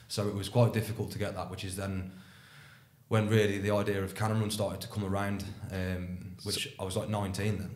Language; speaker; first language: English; native; English